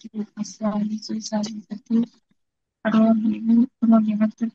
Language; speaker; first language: Arabic; non-native, learner; Bangla